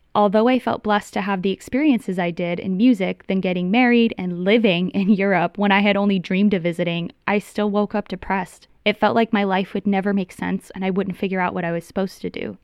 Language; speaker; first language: English; native; English